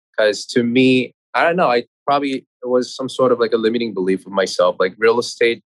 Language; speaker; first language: English; non-native, fluent; Korean